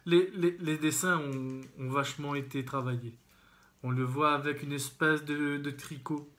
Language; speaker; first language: French; native; French